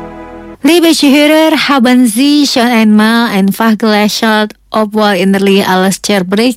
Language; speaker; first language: German; non-native, fluent; Indonesian